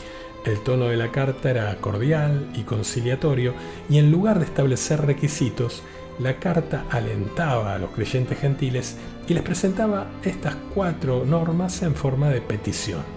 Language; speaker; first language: Spanish; native; Spanish